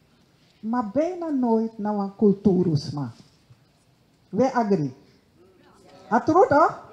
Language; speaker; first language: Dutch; non-native, local second language; Sranan Tongo